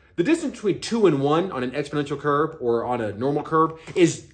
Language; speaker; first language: English; native; English